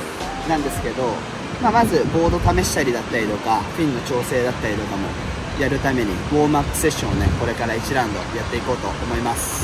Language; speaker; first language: Japanese; native; Japanese